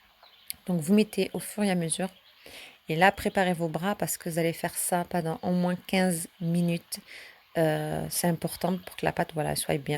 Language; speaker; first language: French; early bilingual, other home language; Turkish